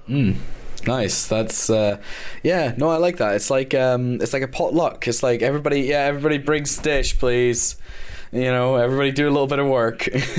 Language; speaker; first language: English; native; English